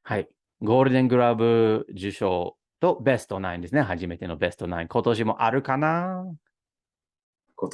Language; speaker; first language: Japanese; non-native, fluent; English